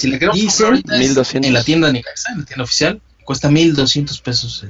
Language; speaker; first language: Spanish; native; Spanish